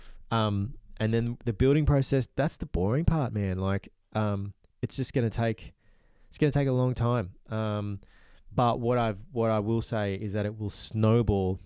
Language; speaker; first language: English; native; English